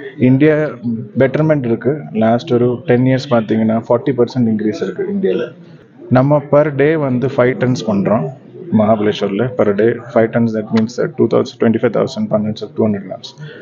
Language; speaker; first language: Tamil; native; Tamil